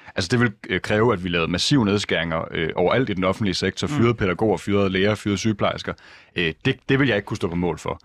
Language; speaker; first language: Danish; native; Danish